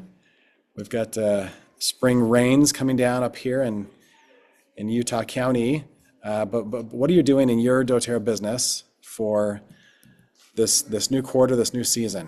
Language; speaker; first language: English; native; English